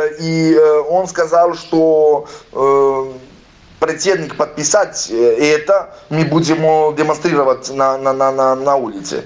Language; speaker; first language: Russian; non-native, learner; Serbian